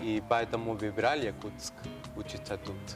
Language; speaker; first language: Russian; non-native, learner; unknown